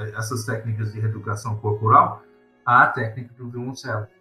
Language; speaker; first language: Portuguese; non-native, fluent; English